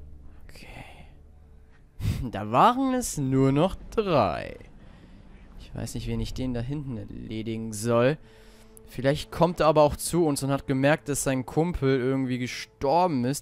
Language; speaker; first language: German; native; German